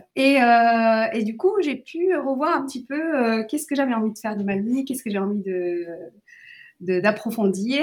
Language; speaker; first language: French; early bilingual, other home language; Sinhala